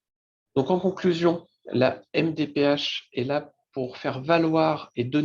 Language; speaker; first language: French; native; French